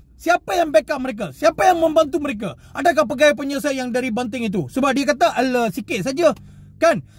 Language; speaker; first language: Malay; non-native, local second language; Tamil